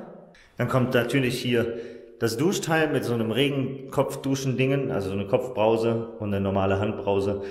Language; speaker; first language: German; native; German